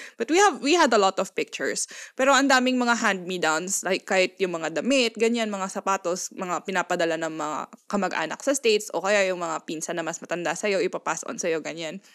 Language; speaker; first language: Filipino; non-native, local second language; Pampanga